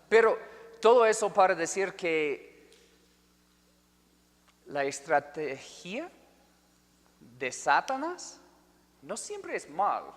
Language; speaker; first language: Spanish; non-native, fluent; English